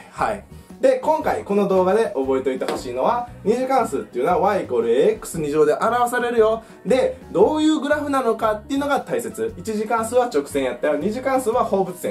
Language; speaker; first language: Japanese; native; Japanese